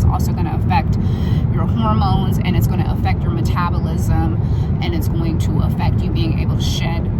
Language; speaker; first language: English; native; English